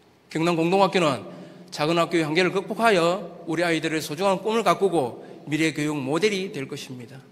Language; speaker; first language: Korean; native; Korean